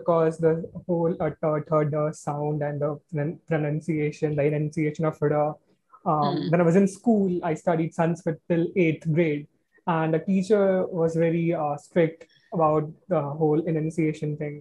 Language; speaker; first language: English; non-native, local second language; Hindi